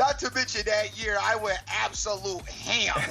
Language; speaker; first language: English; native; English